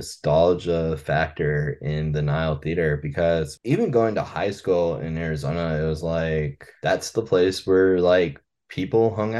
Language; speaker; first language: English; native; English